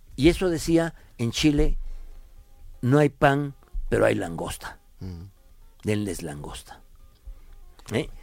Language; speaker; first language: Spanish; native; Spanish